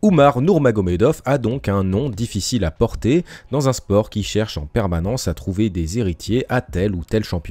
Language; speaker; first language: French; native; French